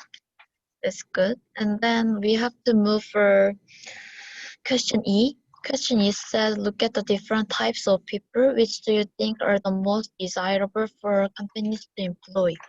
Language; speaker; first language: English; non-native, learner; Korean